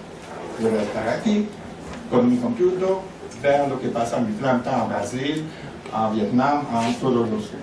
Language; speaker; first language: Spanish; non-native, learner; French